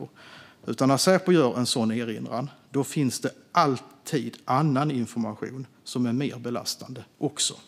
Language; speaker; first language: Swedish; native; Swedish